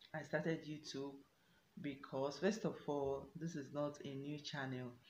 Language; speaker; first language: English; non-native, local second language; Igbo